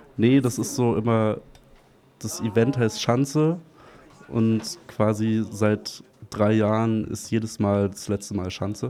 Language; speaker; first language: German; native; German